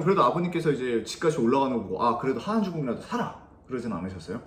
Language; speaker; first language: Korean; native; Korean